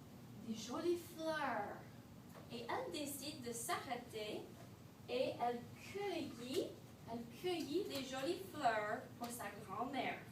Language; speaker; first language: French; non-native, fluent; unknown